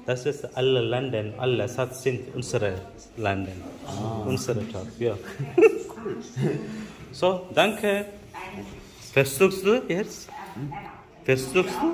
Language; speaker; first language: German; non-native, learner; Tamil